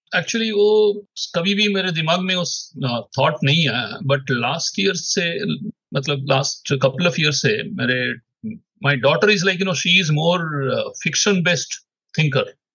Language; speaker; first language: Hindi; non-native, local second language; Odia